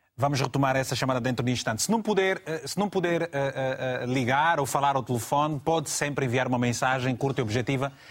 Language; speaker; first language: Portuguese; native; Portuguese